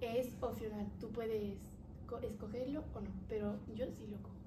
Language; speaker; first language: Spanish; native; Spanish